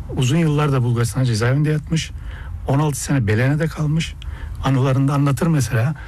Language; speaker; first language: Turkish; early bilingual, heritage; Turkish